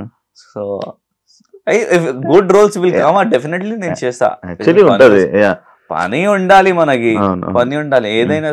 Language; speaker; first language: Telugu; non-native, local second language; Urdu